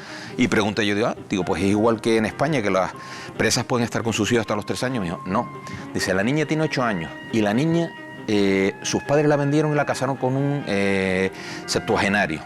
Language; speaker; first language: Spanish; native; Spanish